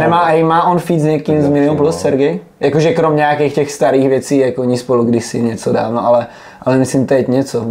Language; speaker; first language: Czech; native; Czech